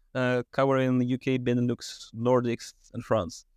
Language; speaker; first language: English; non-native, fluent; Russian